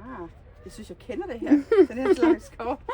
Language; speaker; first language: Danish; native; Danish